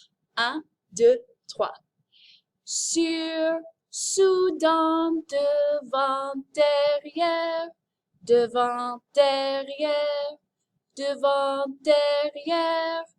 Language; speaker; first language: French; non-native, fluent; English